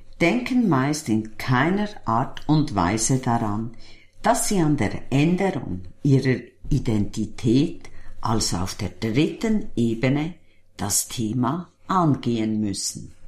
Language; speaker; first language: German; native; German